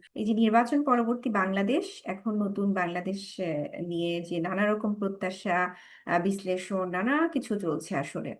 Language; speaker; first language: Bangla; native; Bangla